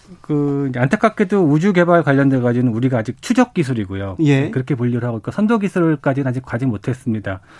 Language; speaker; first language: Korean; native; Korean